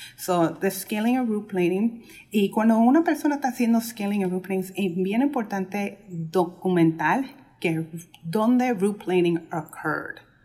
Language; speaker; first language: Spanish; early bilingual, heritage; Spanish